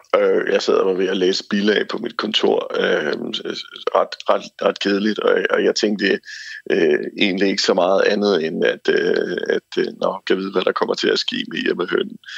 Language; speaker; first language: Danish; native; Danish